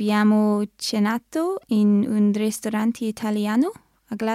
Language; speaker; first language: Italian; non-native, learner; English